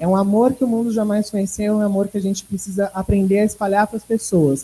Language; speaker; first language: Portuguese; native; Portuguese